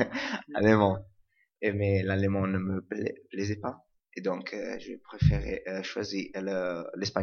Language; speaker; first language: French; non-native, learner; Italian